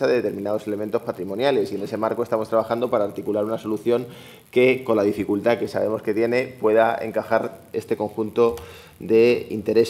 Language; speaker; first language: Spanish; native; Spanish